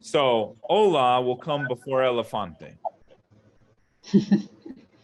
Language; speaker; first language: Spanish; non-native, fluent; English